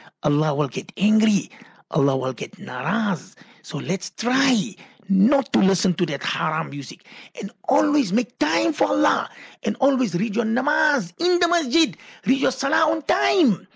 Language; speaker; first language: English; native; English